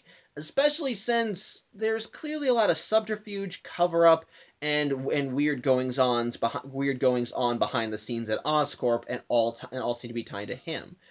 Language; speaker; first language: English; native; English